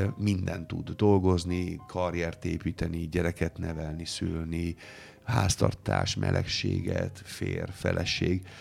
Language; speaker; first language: Hungarian; non-native, fluent; Italian